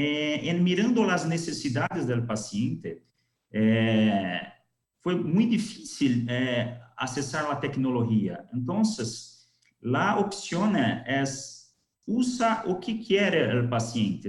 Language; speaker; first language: Spanish; non-native, learner; Portuguese